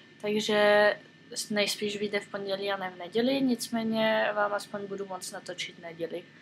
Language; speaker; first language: Czech; early bilingual, heritage; Czech